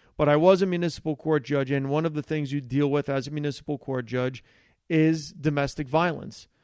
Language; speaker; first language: English; early bilingual, other home language; Italian